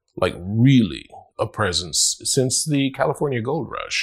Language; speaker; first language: English; non-native, fluent; Spanish